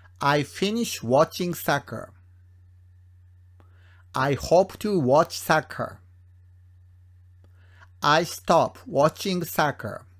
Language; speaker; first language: English; non-native, fluent; Japanese